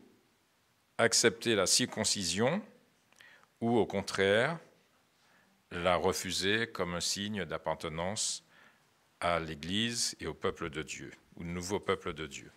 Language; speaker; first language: French; native; French